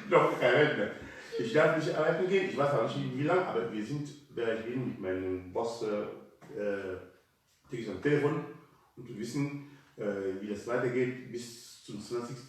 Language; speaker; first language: German; non-native, learner; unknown